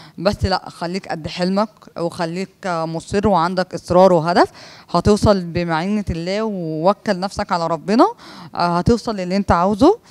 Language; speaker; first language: Arabic; native; Arabic